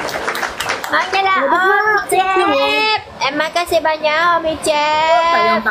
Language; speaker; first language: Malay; non-native, fluent; Vietnamese